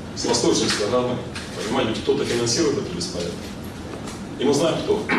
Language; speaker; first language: Russian; non-native, local second language; Ukrainian